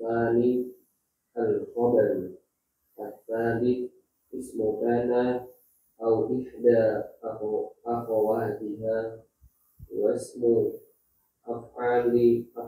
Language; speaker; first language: Arabic; non-native, learner; Indonesian